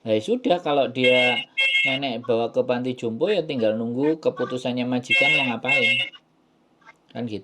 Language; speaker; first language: Indonesian; non-native, local second language; Javanese